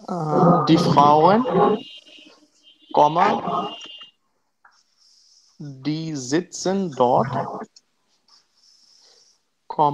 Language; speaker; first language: German; non-native, learner; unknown